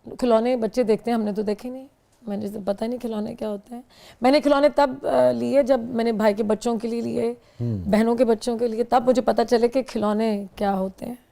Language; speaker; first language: Urdu; non-native, local second language; Punjabi